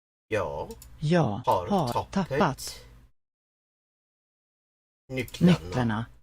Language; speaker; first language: Swedish; non-native, learner; English